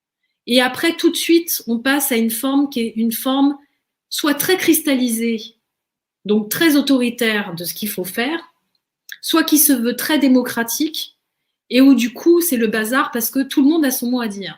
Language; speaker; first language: French; native; French